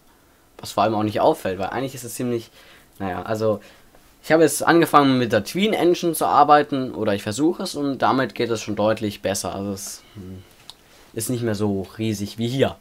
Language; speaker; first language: German; native; German